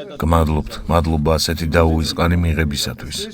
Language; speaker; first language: Georgian; non-native, learner; Russian